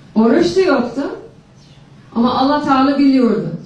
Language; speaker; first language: Turkish; non-native, fluent; English